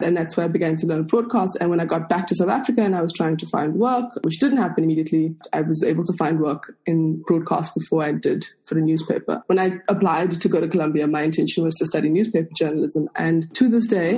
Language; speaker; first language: English; non-native, local second language; Afrikaans